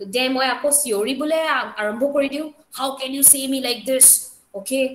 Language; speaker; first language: Assamese; non-native, local second language; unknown